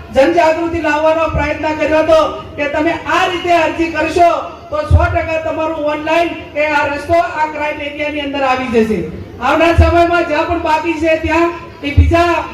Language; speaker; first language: Gujarati; native; Gujarati